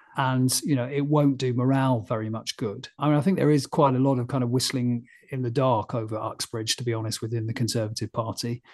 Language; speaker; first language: English; native; English